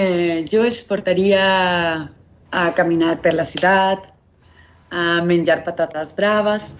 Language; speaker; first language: Catalan; non-native, learner; Spanish